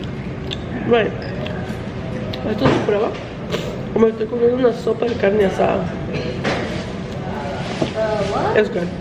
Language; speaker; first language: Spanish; early bilingual, heritage; Spanish